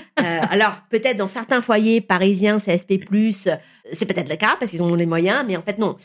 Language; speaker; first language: French; early bilingual, other home language; Vietnamese